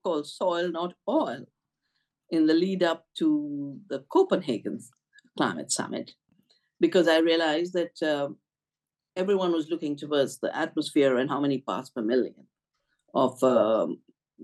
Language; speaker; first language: English; non-native, local second language; Hindi